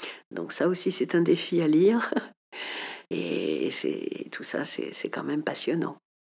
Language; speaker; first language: French; native; French